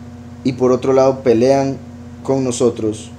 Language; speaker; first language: Spanish; native; Spanish